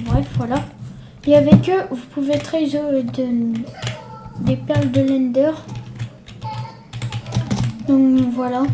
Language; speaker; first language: French; native; French